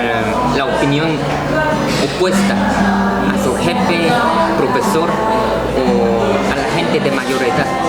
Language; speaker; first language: Spanish; non-native, fluent; Korean